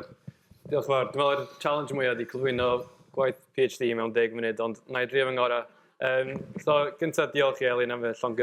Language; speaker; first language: Welsh; native; Welsh